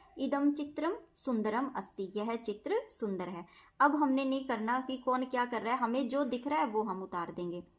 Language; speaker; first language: Hindi; native; Hindi